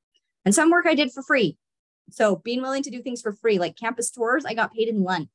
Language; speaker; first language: English; native; English